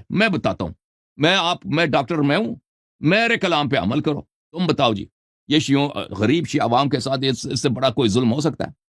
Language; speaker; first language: Urdu; non-native, fluent; Persian